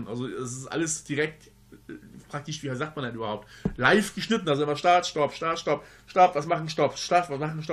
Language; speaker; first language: German; native; German